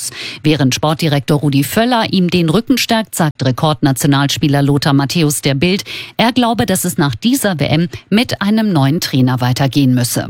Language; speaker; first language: German; native; German